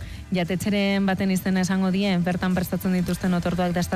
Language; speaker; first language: Basque; native; Basque